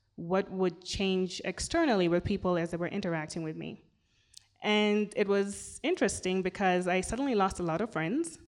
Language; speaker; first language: English; non-native, local second language; Swahili